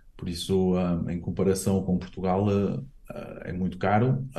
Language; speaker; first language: Portuguese; early bilingual, heritage; Portuguese